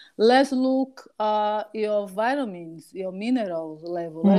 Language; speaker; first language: English; non-native, fluent; Portuguese